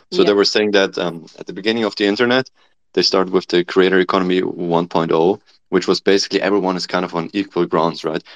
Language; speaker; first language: English; non-native, fluent; German